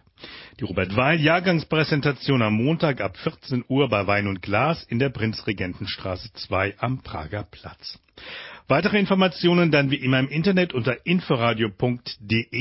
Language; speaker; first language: German; native; German